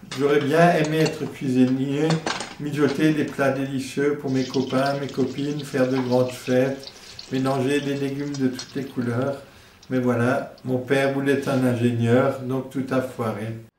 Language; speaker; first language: French; native; French